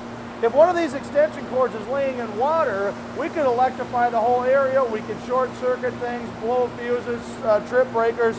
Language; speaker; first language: English; native; English